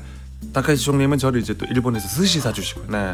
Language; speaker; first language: Korean; native; Korean